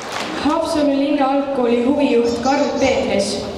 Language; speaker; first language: Estonian; native; Estonian